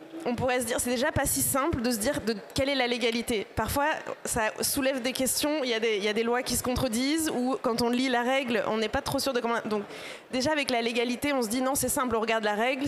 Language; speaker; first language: French; native; French